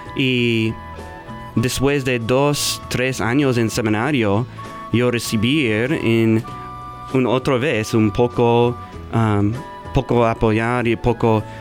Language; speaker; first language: Spanish; non-native, learner; English